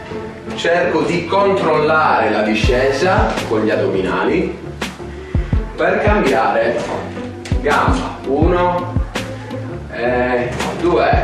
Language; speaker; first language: Italian; native; Italian